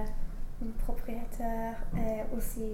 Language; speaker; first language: French; non-native, learner; English